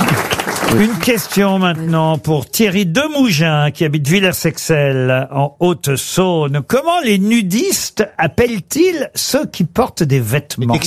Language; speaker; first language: French; native; French